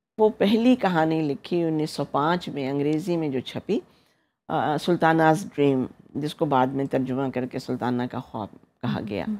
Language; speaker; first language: Urdu; native; Urdu